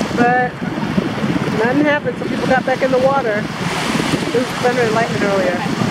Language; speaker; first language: English; native; English